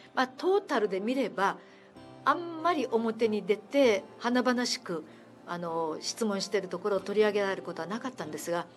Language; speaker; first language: Japanese; native; Japanese